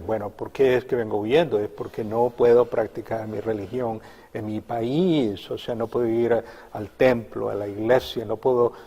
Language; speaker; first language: Spanish; native; Spanish